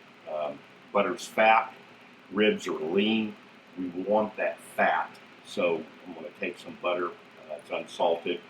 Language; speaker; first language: English; native; English